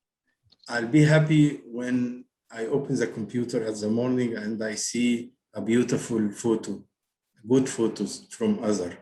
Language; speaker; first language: English; non-native, learner; Arabic